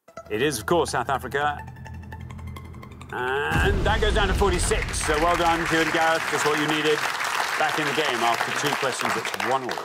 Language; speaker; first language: English; native; English